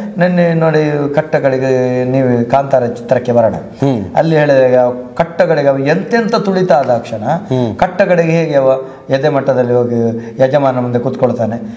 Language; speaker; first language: Kannada; non-native, local second language; Tulu